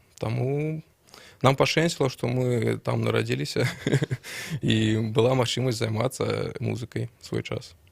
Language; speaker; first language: Belarusian; non-native, local second language; Russian